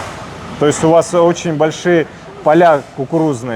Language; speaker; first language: Russian; native; Russian